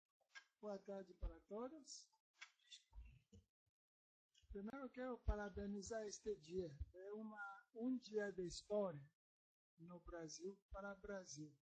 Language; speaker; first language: Portuguese; non-native, learner; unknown